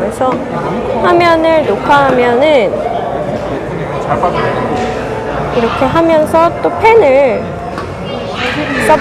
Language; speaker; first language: Korean; native; Korean